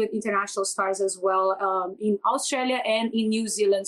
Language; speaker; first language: English; non-native, fluent; Portuguese